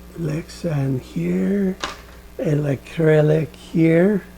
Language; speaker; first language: English; non-native, learner; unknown